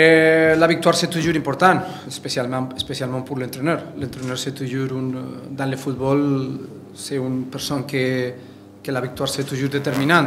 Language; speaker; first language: French; non-native, fluent; Spanish